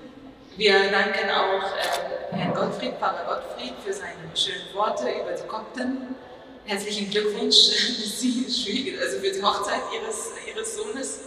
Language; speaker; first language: German; early bilingual, other home language; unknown